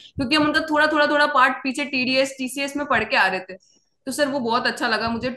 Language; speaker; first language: Hindi; native; Hindi